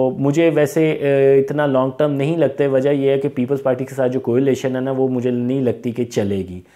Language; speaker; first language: Urdu; non-native, local second language; Punjabi